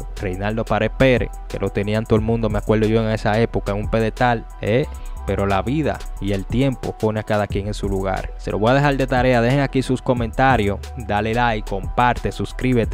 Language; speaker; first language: Spanish; native; Spanish